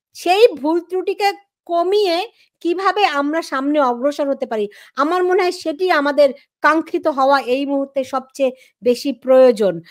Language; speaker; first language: Bangla; native; Bangla